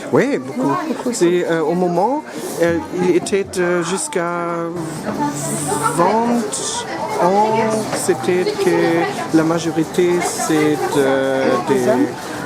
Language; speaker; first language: French; non-native, learner; German